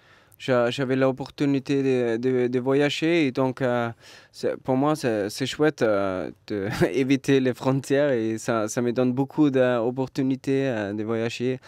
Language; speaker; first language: French; non-native, learner; German